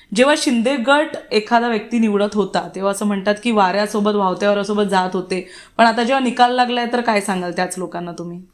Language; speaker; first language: Marathi; native; Marathi